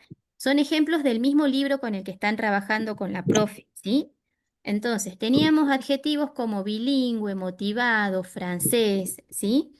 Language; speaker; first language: Spanish; native; Spanish